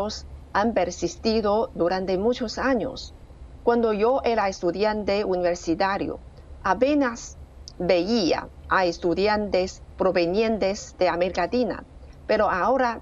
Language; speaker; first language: Spanish; non-native, fluent; Chinese